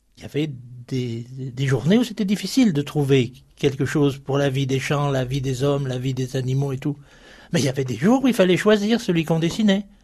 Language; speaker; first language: French; native; French